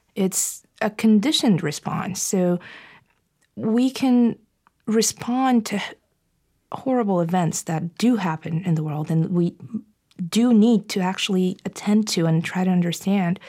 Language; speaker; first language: English; non-native, fluent; Bulgarian